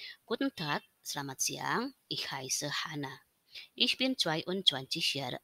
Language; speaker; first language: German; non-native, learner; Indonesian